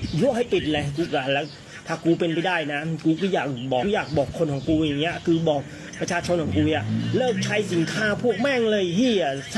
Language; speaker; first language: Thai; native; Thai